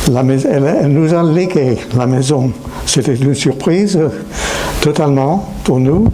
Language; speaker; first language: French; non-native, fluent; English